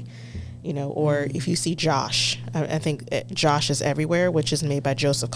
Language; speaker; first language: English; native; English